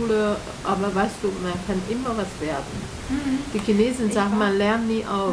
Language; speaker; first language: German; non-native, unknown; Chinese